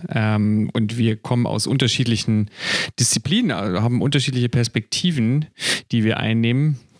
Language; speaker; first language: German; native; German